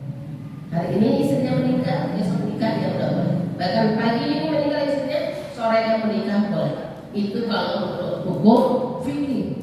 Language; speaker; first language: Indonesian; native; Indonesian